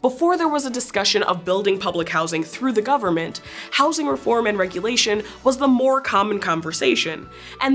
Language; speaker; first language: English; native; English